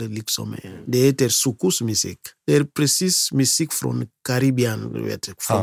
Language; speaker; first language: Swedish; non-native, learner; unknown